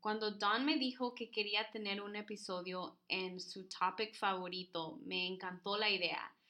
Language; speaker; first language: Spanish; early bilingual, heritage; Spanish